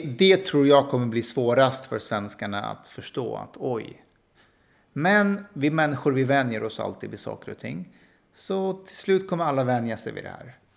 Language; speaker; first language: Swedish; early bilingual, other home language; Persian